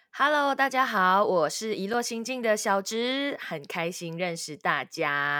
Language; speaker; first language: Chinese; native; Chinese